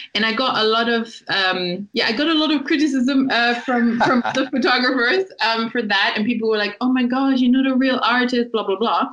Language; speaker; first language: English; non-native, fluent; German